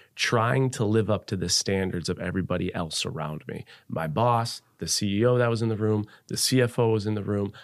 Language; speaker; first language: English; native; English